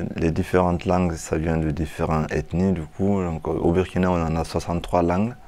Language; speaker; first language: French; non-native, local second language; Mossi